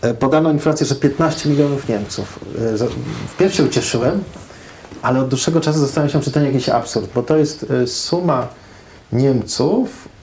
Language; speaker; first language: Polish; early bilingual, heritage; Polish